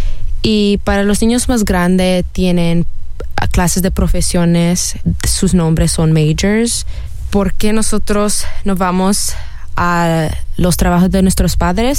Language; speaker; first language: Spanish; early bilingual, heritage; Spanish